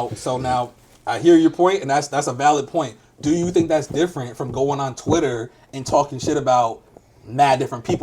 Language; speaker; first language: English; native; English